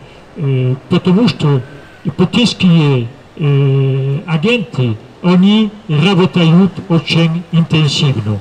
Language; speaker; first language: Russian; non-native, fluent; French